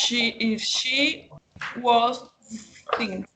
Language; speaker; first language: English; non-native, learner; Spanish